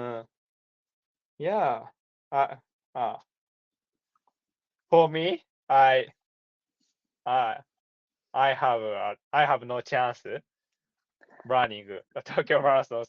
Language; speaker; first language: English; non-native, learner; Japanese